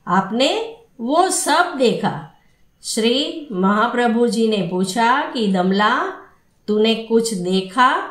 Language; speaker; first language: Hindi; non-native, local second language; Gujarati